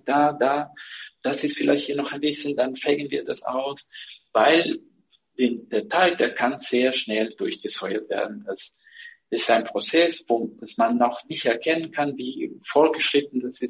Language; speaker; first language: German; non-native, fluent; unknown